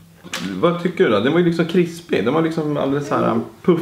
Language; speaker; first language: Swedish; native; Swedish